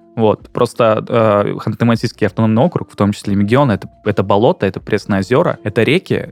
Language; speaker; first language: Russian; native; Russian